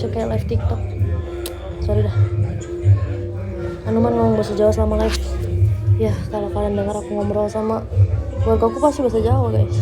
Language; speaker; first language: Indonesian; native; Indonesian